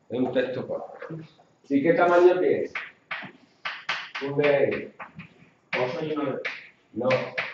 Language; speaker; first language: Spanish; native; Spanish